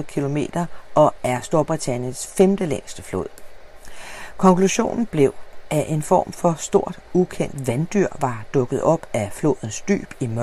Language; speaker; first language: Danish; native; Danish